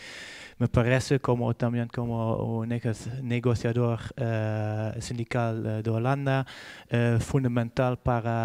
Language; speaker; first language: Spanish; non-native, fluent; Dutch